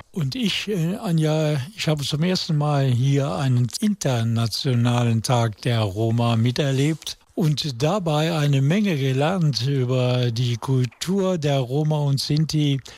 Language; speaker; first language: German; native; German